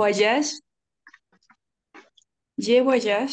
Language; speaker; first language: French; non-native, learner; Spanish